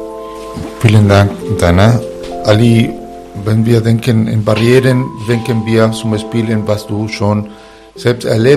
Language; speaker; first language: German; non-native, learner; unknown